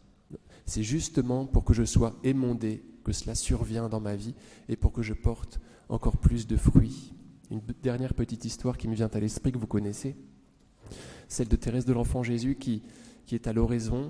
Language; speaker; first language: French; native; French